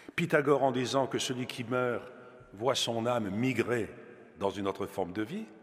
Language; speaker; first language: French; native; French